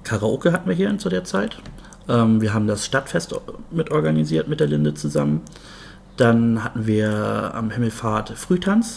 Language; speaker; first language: German; native; German